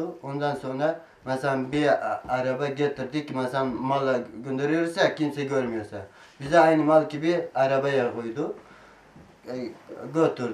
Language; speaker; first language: Turkish; non-native, learner; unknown